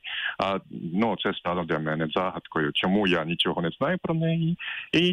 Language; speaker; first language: Ukrainian; non-native, fluent; Japanese